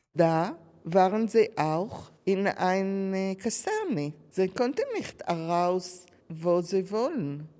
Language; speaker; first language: German; non-native, learner; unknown